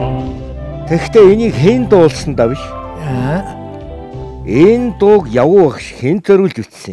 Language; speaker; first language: Mongolian; native; Mongolian